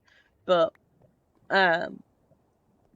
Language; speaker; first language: English; native; English